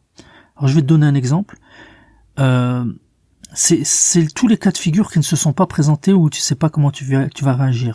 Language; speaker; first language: French; native; French